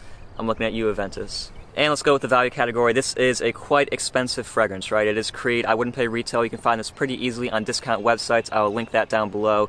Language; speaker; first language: English; native; English